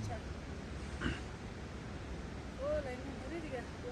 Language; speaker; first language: Persian; native; Persian